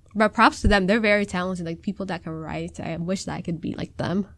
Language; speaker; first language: English; early bilingual, other home language; Somali